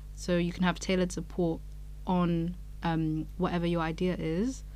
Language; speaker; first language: English; non-native, local second language; Yoruba